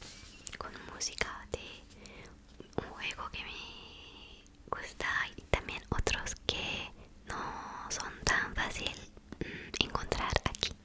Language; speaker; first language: Spanish; non-native, fluent; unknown